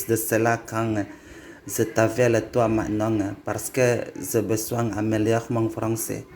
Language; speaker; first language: French; non-native, learner; Indonesian